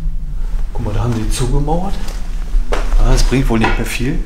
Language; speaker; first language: German; native; German